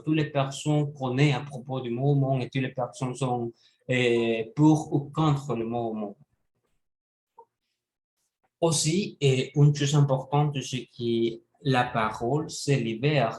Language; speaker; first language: French; non-native, learner; Spanish